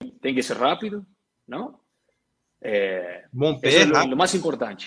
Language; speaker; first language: Portuguese; non-native, learner; Spanish